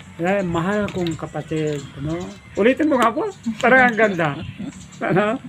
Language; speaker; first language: Filipino; non-native, local second language; Iloko